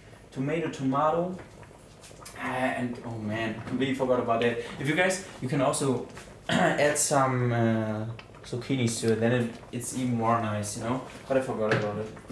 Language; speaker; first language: English; non-native, fluent; German